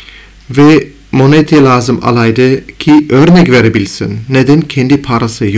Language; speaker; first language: Turkish; non-native, fluent; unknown